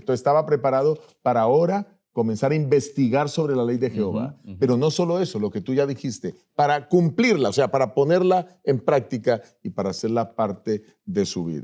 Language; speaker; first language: Spanish; native; Spanish